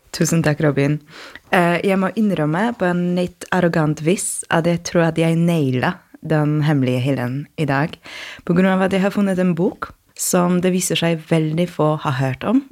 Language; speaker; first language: Norwegian; non-native, fluent; Polish